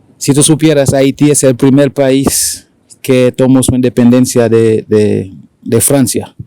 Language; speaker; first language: Spanish; non-native, fluent; Haitian Creole